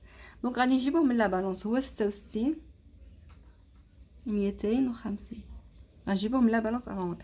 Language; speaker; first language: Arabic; native; Arabic